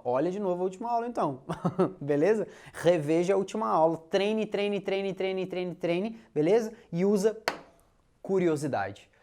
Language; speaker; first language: Portuguese; native; Portuguese